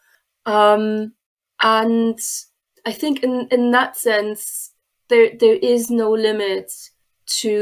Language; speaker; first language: English; non-native, fluent; German